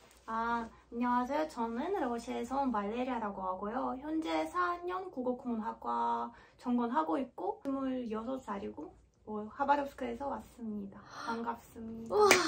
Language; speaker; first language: Korean; non-native, fluent; Russian